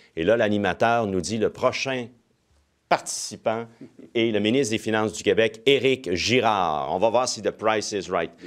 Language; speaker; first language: French; native; French